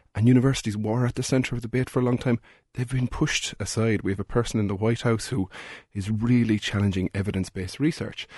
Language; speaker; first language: English; native; English